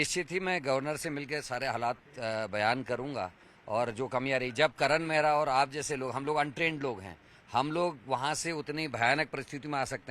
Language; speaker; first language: Hindi; native; Hindi